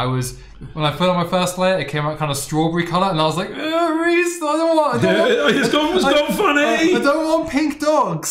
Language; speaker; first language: English; native; English